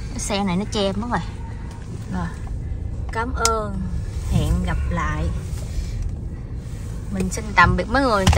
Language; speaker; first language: Vietnamese; native; Vietnamese